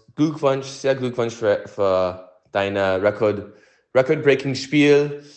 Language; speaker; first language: German; non-native, learner; English